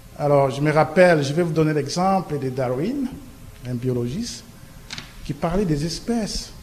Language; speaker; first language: French; non-native, local second language; Lingala